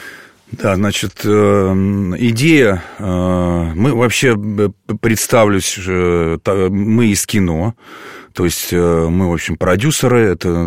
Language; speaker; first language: Russian; native; Russian